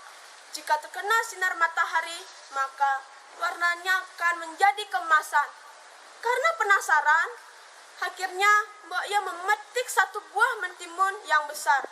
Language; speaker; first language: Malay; non-native, local second language; Balinese